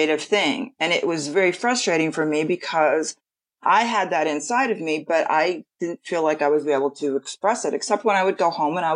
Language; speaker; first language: English; native; English